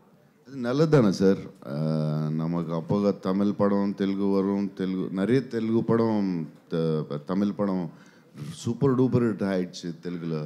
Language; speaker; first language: Tamil; non-native, learner; Telugu